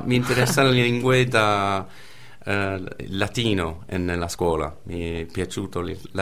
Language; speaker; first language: Italian; non-native, fluent; English